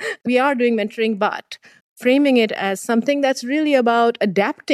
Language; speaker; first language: English; non-native, local second language; Bangla